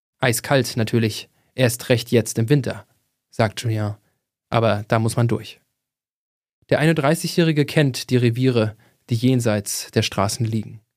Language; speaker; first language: German; native; German